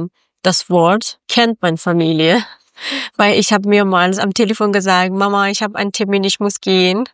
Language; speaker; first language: German; non-native, learner; Persian